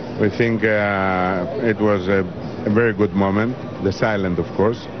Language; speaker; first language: English; non-native, fluent; Greek